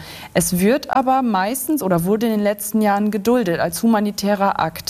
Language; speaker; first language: German; native; German